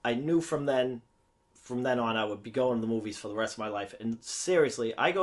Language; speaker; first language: English; native; English